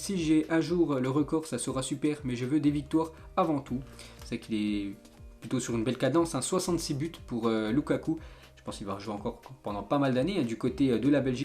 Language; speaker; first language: French; native; French